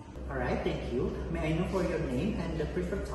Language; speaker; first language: English; non-native, learner; Indonesian